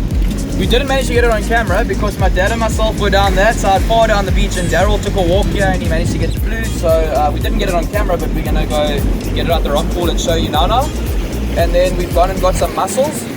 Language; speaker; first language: English; native; English